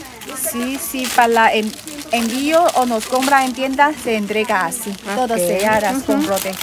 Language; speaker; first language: Spanish; non-native, learner; Chinese